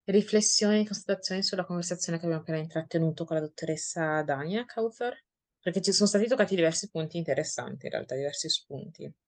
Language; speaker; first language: Italian; early bilingual, other home language; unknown